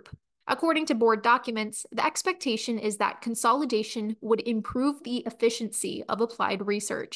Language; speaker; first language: English; native; English